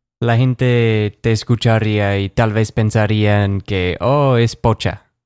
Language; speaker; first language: Spanish; non-native, fluent; English